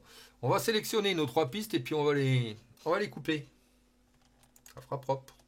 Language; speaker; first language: French; native; French